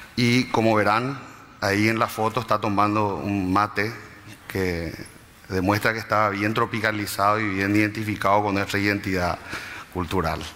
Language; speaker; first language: Spanish; native; Spanish